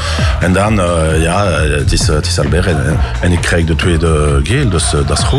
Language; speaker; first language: Dutch; non-native, local second language; French